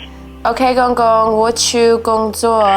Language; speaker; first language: Chinese; early bilingual, heritage; English